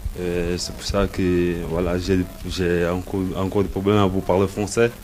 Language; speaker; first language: French; non-native, learner; Portuguese